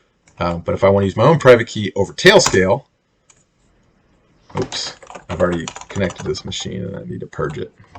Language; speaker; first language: English; native; English